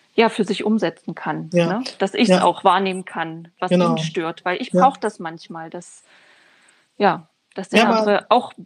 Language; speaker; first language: German; native; German